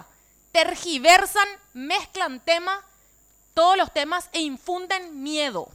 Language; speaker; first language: Spanish; native; Spanish